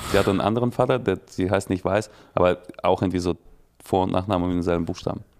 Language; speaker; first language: German; native; German